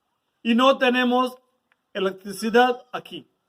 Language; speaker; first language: Spanish; non-native, learner; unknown